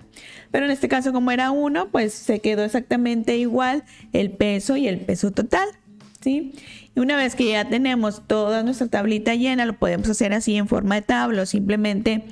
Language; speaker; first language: Spanish; native; Spanish